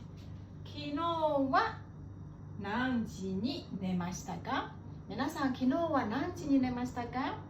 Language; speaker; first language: Japanese; non-native, fluent; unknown